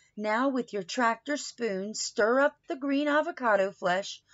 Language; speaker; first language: English; native; English